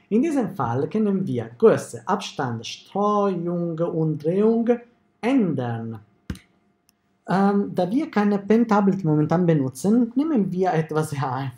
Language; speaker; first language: German; non-native, fluent; Italian